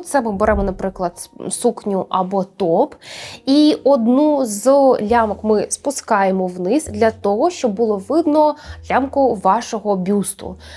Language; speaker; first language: Ukrainian; native; Ukrainian